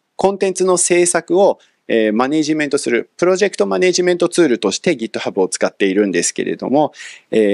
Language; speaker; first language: Japanese; early bilingual, other home language; English